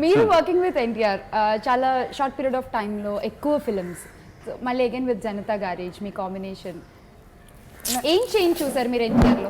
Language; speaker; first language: Telugu; native; Telugu